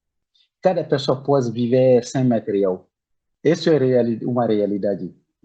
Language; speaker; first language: Portuguese; non-native, learner; Bambara